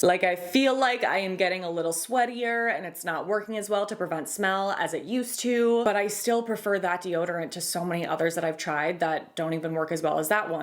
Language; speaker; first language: English; native; English